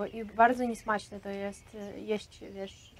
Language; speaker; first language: Polish; non-native, fluent; Russian